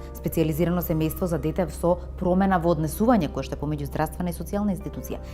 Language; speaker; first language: Macedonian; native; Macedonian